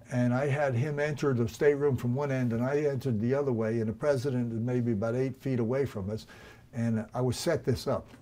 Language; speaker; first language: English; native; English